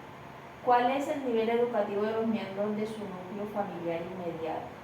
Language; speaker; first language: Spanish; native; Spanish